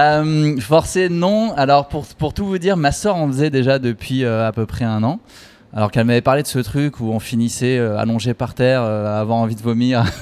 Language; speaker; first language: French; native; French